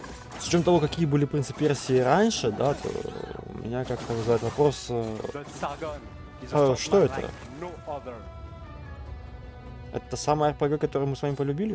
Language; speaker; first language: Russian; native; Russian